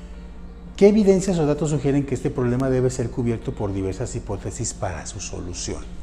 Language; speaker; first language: Spanish; native; Spanish